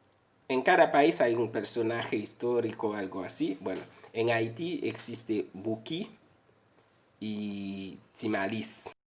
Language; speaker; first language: Spanish; non-native, fluent; Haitian Creole